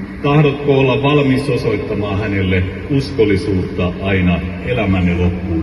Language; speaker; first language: Finnish; native; Finnish